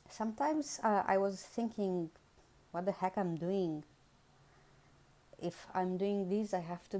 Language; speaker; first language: English; non-native, learner; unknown